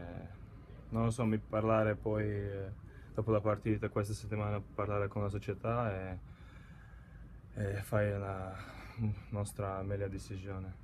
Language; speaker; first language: Italian; non-native, learner; Latvian